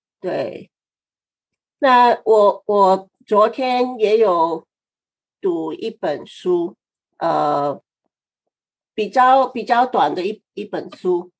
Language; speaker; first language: Chinese; non-native, fluent; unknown